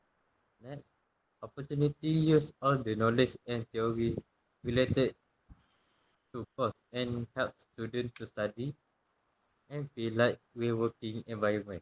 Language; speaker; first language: English; non-native, local second language; Malay